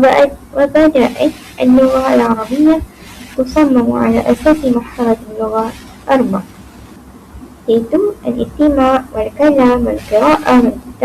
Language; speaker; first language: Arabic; non-native, learner; Malay